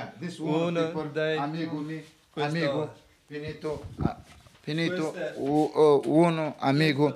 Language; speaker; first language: Italian; non-native, learner; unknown